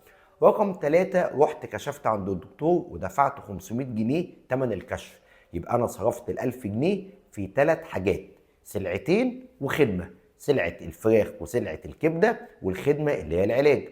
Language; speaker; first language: Arabic; native; Arabic